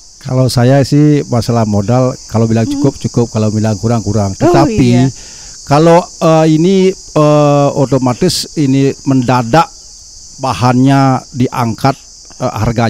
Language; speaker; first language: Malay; non-native, local second language; Balinese